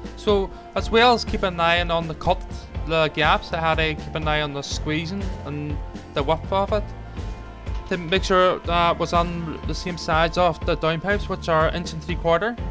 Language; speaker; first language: English; native; English